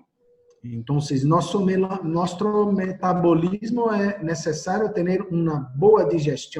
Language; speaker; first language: Spanish; non-native, learner; Portuguese